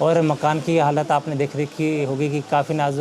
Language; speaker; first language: Hindi; native; Hindi